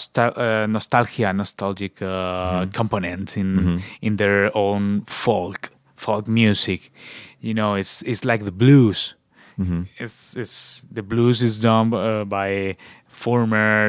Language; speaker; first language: English; non-native, fluent; Spanish